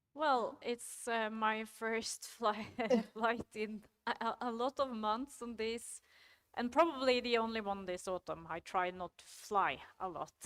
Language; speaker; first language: English; non-native, fluent; Norwegian